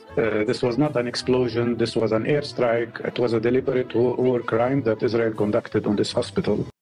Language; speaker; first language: English; non-native, fluent; Norwegian